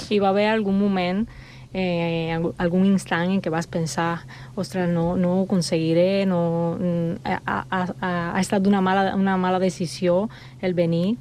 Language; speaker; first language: Catalan; non-native, fluent; Spanish